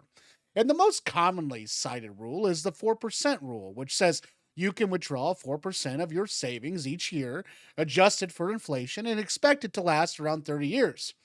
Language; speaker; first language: English; native; English